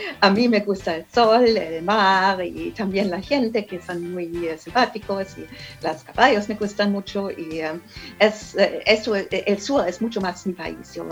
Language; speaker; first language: Spanish; non-native, learner; German